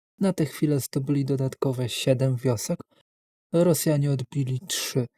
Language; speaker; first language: Polish; native; Polish